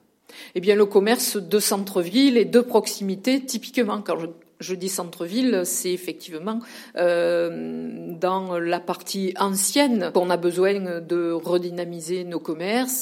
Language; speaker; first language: French; native; French